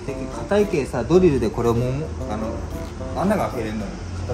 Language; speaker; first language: Japanese; native; Japanese